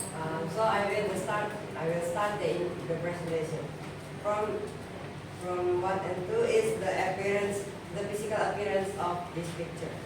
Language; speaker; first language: English; non-native, learner; Indonesian